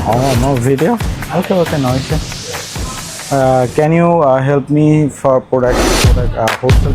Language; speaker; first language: English; non-native, learner; Bangla